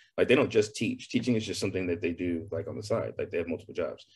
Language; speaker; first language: English; native; English